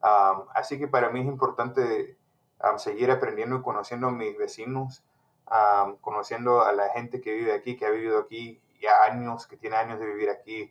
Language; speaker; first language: Spanish; early bilingual, heritage; Spanish